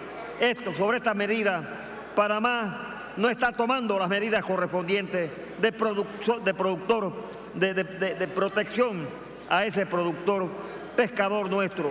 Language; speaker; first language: Spanish; native; Spanish